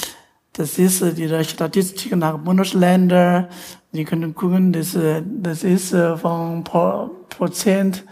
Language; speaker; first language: German; non-native, fluent; Chinese